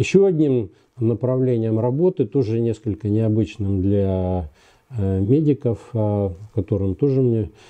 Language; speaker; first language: Russian; native; Russian